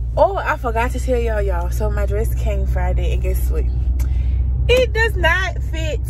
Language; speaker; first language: English; native; English